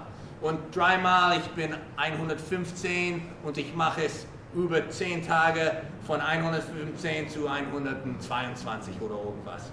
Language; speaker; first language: German; non-native, learner; English